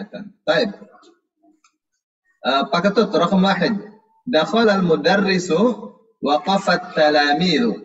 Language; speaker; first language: Arabic; non-native, fluent; Indonesian